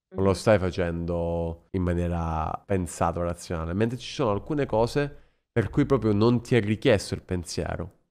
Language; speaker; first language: Italian; native; Italian